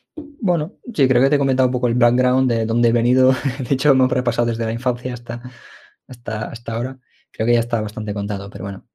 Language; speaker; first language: Spanish; early bilingual, other home language; Ukrainian